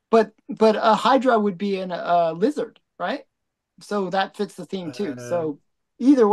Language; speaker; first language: English; native; English